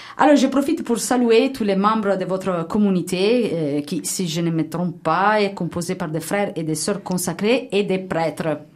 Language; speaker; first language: French; non-native, fluent; Italian